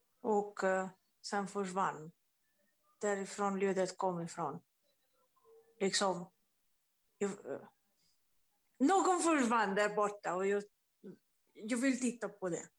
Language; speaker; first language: Swedish; non-native, learner; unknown